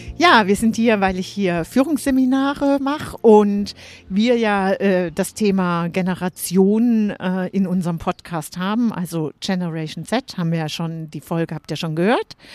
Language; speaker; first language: German; native; German